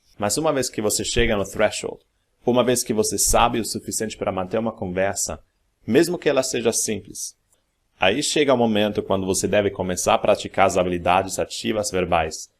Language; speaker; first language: Portuguese; non-native, fluent; German